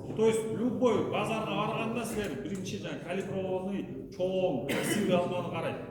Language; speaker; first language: Russian; non-native, local second language; Kyrgyz